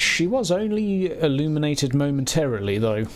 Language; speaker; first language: English; native; English